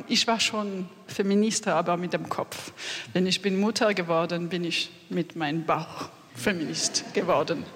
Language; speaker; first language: German; non-native, learner; French